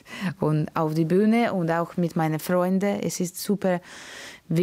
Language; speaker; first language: German; non-native, learner; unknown